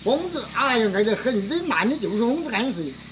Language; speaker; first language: Chinese; native; Chinese